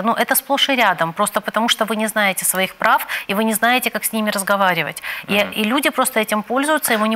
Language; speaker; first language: Russian; native; Russian